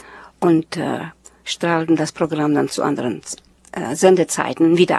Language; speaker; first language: German; early bilingual, heritage; German